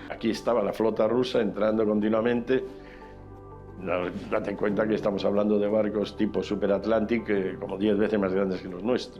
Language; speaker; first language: Spanish; native; Spanish